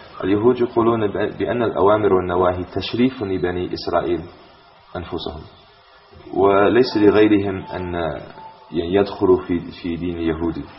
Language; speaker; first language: Arabic; non-native, fluent; English